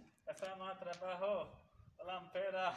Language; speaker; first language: Filipino; non-native, learner; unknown